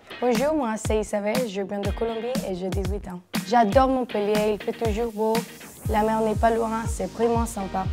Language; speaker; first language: French; non-native, learner; Spanish